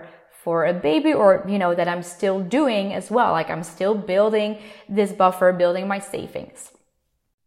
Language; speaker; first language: English; non-native, fluent; Dutch